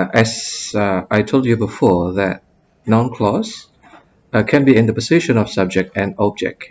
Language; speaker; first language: English; non-native, fluent; Indonesian